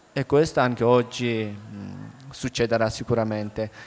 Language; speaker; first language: Italian; early bilingual, other home language; Persian